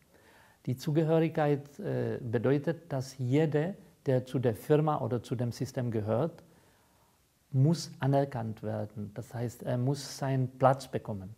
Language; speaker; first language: German; non-native, fluent; Czech